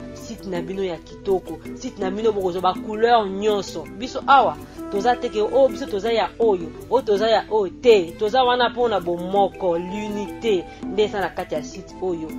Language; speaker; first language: Lingala; native; Lingala